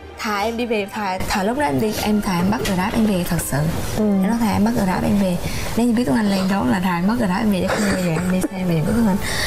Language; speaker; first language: Vietnamese; native; Vietnamese